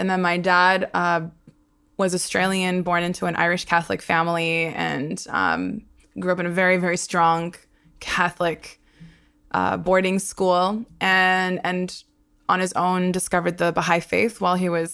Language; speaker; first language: English; non-native, local second language; Hebrew